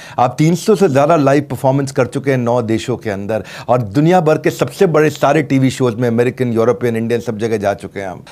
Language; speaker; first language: Hindi; native; Hindi